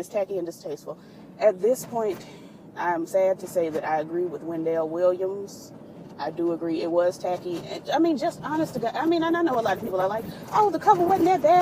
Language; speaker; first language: English; native; English